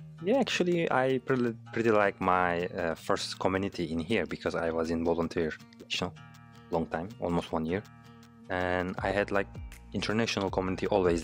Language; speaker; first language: English; non-native, learner; Turkish